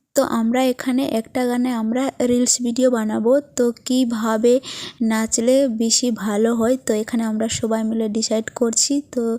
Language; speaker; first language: Bangla; non-native, local second language; Santali